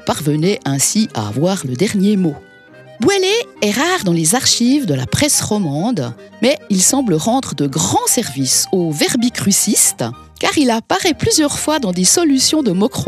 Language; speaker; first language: French; native; French